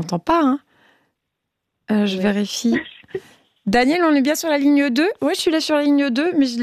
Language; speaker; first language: French; native; French